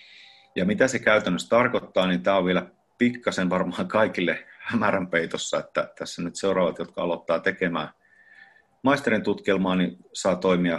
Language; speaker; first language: Finnish; native; Finnish